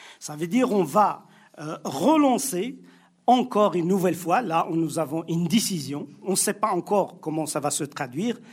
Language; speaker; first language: French; non-native, local second language; Arabic